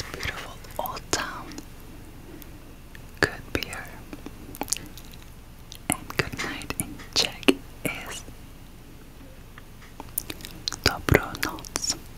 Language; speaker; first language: English; non-native, fluent; Turkish